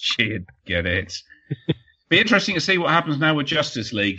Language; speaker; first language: English; native; English